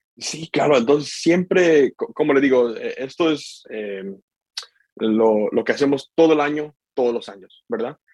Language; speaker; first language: Spanish; early bilingual, heritage; Spanish